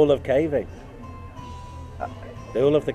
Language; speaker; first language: English; native; English